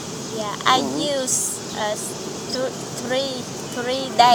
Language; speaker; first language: English; non-native, learner; Vietnamese